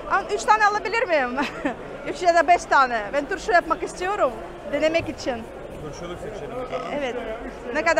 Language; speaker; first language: Turkish; non-native, learner; Russian